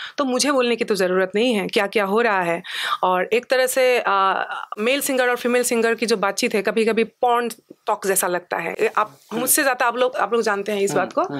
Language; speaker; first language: Hindi; non-native, local second language; Assamese